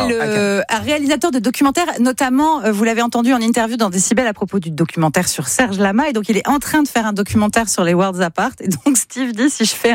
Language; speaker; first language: French; native; French